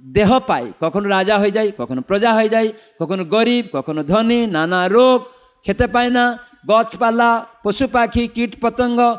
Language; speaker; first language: Bangla; non-native, fluent; Odia